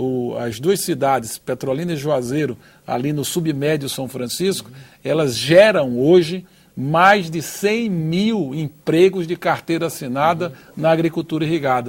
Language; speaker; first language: Portuguese; native; Portuguese